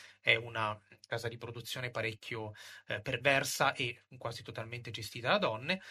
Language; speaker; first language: Italian; native; Italian